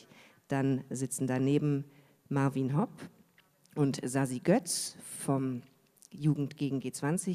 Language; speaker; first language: German; native; German